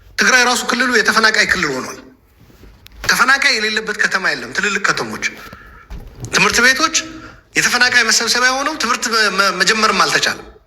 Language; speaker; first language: Amharic; non-native, local second language; Tigrinya